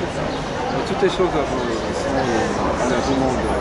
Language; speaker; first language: French; non-native, learner; Japanese